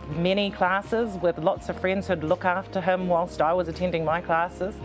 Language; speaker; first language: English; native; English